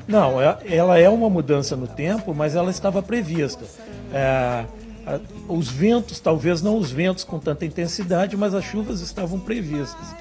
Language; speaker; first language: Portuguese; native; Portuguese